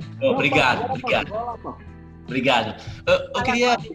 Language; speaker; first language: Portuguese; non-native, learner; Spanish